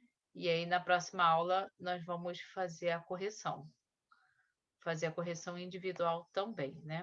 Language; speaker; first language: Portuguese; native; Portuguese